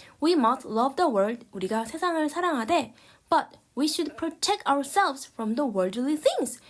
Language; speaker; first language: English; non-native, fluent; Korean